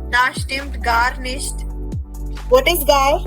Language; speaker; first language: German; non-native, fluent; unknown